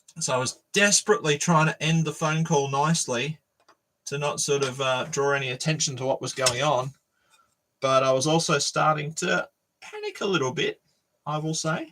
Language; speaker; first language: English; native; English